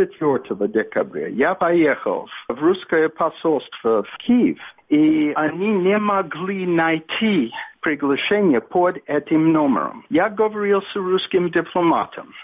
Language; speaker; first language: Russian; non-native, fluent; English